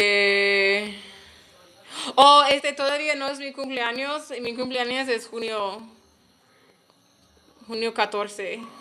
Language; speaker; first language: Spanish; non-native, learner; English